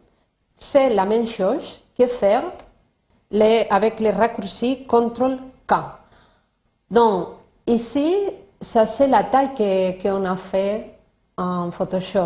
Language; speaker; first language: French; non-native, fluent; Spanish